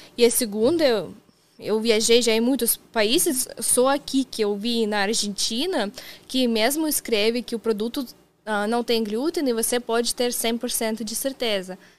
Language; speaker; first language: Portuguese; non-native, fluent; Russian